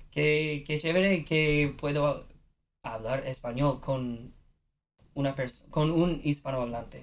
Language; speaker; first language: Spanish; non-native, fluent; English